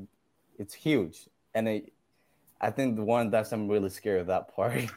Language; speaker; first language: English; non-native, fluent; Burmese